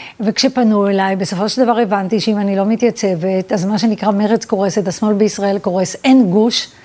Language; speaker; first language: Hebrew; early bilingual, other home language; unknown